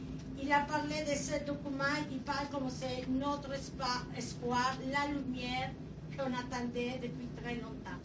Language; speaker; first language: French; non-native, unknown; Spanish